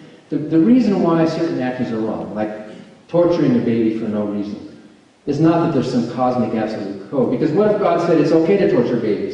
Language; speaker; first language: English; native; English